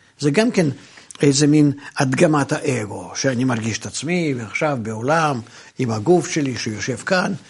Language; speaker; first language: Hebrew; non-native, fluent; Russian